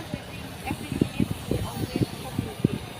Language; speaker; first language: English; non-native, learner; Indonesian